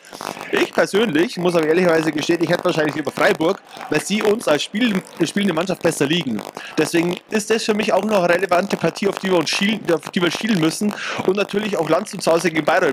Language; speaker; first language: German; native; German